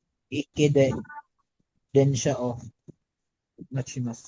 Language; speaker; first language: Japanese; non-native, learner; Filipino